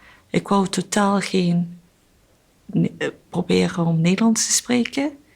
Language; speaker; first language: Dutch; early bilingual, other home language; Korean